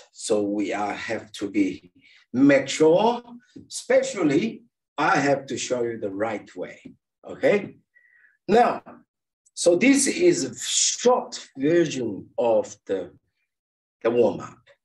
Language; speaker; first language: English; non-native, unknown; Chinese